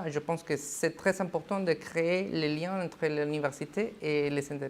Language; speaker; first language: French; non-native, fluent; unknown